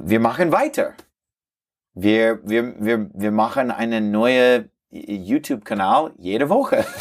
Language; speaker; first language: German; non-native, learner; English